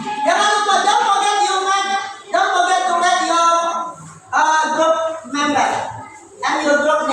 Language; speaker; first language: English; non-native, learner; Indonesian